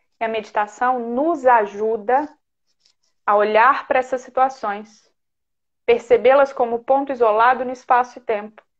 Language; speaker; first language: Portuguese; native; Portuguese